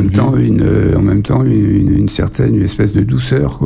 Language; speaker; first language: French; native; French